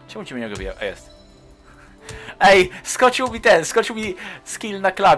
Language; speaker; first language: Polish; native; Polish